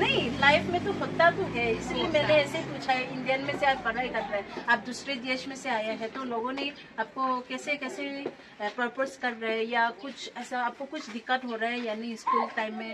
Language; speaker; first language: Hindi; non-native, local second language; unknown